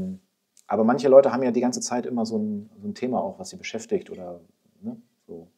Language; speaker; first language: German; native; German